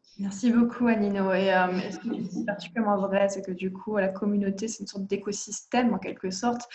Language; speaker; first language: French; native; French